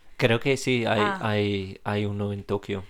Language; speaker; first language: Spanish; non-native, fluent; English